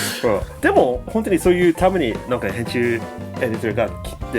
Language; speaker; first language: Japanese; non-native, learner; English